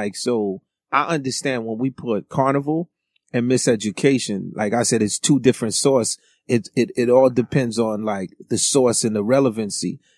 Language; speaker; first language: English; early bilingual, other home language; Haitian Creole